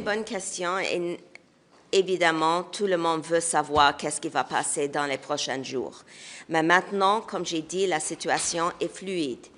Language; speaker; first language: French; non-native, local second language; English